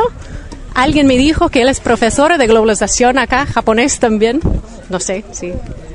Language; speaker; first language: Spanish; non-native, learner; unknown